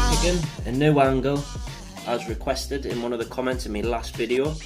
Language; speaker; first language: English; native; English